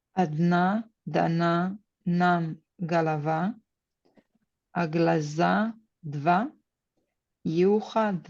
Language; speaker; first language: Russian; non-native, learner; Hebrew